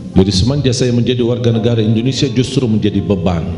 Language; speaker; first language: Indonesian; non-native, fluent; Arabic